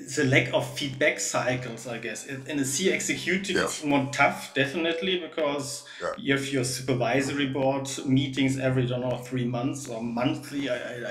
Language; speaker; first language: English; non-native, fluent; German